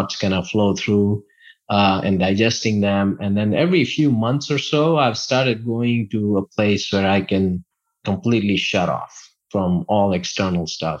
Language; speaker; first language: English; non-native, local second language; Gujarati